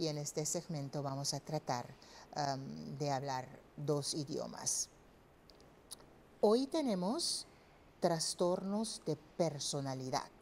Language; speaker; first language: Spanish; non-native, fluent; Papiamento